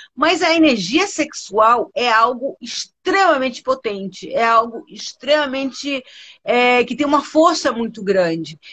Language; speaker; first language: Portuguese; early bilingual, other home language; Spanish